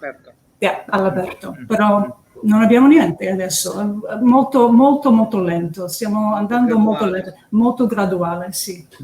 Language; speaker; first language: Italian; early bilingual, heritage; English